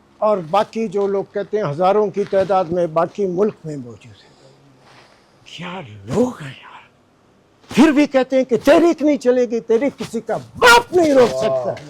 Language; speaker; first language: Urdu; non-native, local second language; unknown